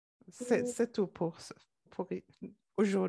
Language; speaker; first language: French; non-native, learner; Swedish